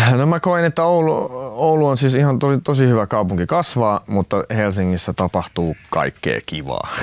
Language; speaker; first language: Finnish; non-native, local second language; Swedish